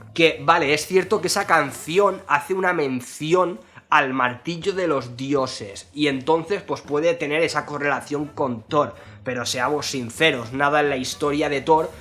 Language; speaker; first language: Spanish; native; Spanish